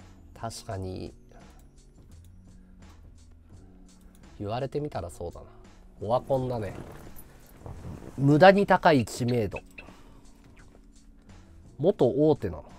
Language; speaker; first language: Japanese; native; Japanese